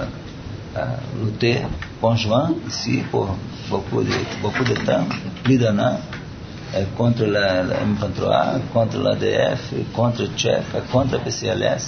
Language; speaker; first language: French; non-native, learner; Portuguese